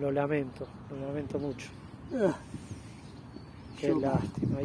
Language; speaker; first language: Spanish; native; Spanish